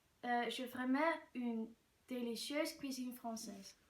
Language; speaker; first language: French; non-native, learner; Dutch